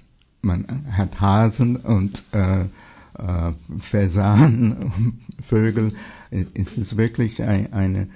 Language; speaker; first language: German; non-native, fluent; English